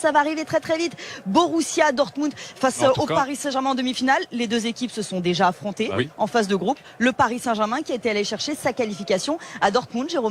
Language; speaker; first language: French; native; French